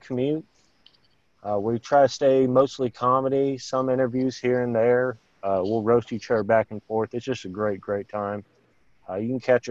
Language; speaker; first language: English; native; English